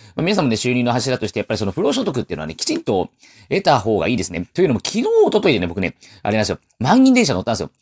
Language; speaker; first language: Japanese; non-native, fluent; Chinese